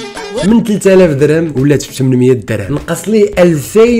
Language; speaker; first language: Arabic; native; Arabic